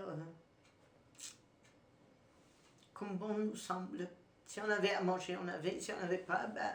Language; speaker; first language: French; native; French